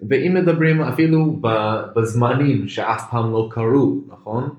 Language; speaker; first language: Hebrew; non-native, fluent; English